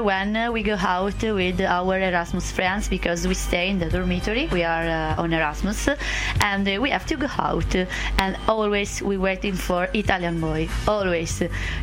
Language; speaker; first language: English; non-native, learner; Italian